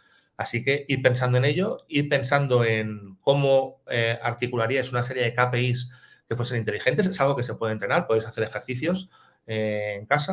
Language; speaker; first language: Spanish; native; Spanish